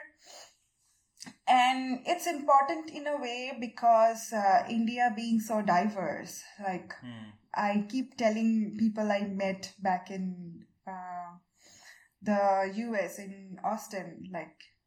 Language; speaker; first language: English; non-native, local second language; Bangla